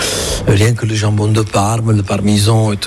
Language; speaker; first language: French; non-native, fluent; Italian